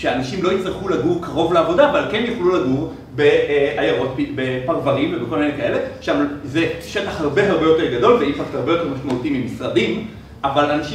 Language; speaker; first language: Hebrew; native; Hebrew